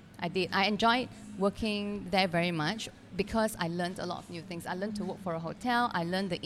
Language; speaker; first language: English; non-native, local second language; Cantonese